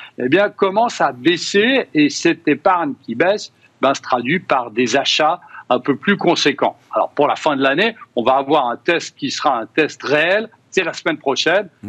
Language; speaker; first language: French; native; French